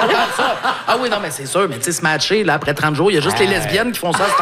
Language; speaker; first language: French; native; French